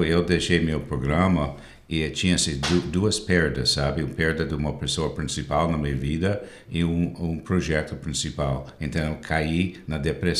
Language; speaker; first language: Portuguese; non-native, fluent; English